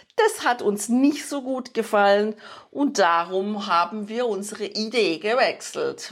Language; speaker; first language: German; native; German